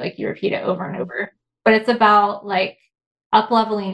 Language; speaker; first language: English; native; English